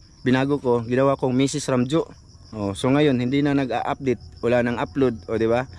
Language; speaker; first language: Filipino; non-native, local second language; Cebuano